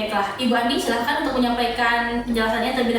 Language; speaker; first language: Indonesian; native; Indonesian